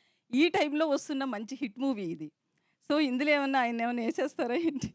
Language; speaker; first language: Telugu; native; Telugu